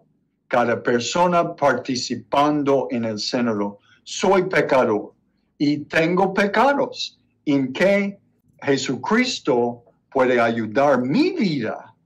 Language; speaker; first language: Spanish; non-native, learner; English